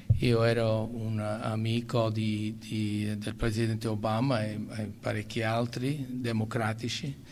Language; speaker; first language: Italian; early bilingual, other home language; English